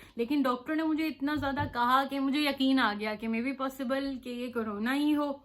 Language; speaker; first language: Urdu; native; Urdu